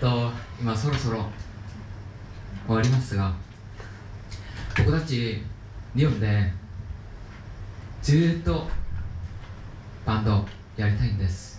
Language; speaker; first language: Japanese; non-native, learner; Korean